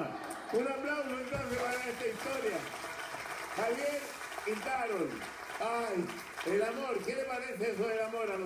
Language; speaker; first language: Spanish; native; Spanish